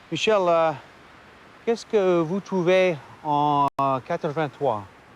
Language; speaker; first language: French; non-native, learner; English